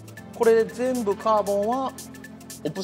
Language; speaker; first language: Japanese; native; Japanese